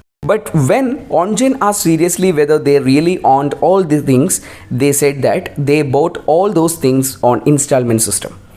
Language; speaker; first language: English; non-native, local second language; Malayalam